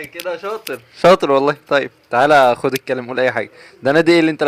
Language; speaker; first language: Arabic; native; Arabic